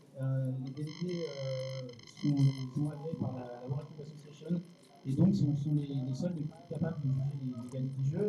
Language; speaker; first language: French; native; French